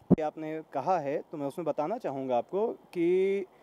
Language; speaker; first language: Hindi; native; Hindi